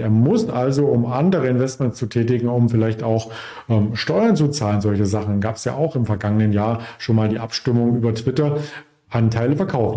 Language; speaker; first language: German; native; German